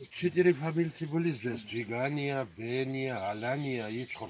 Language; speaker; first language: Russian; non-native, local second language; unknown